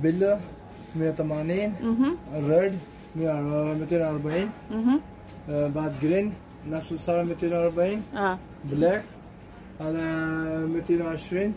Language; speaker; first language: Arabic; non-native, learner; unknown